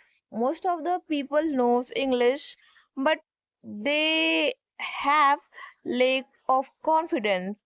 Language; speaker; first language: English; non-native, learner; Hindi